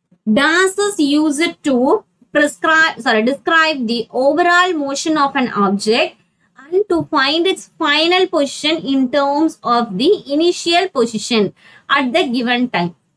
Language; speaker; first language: English; non-native, local second language; Tamil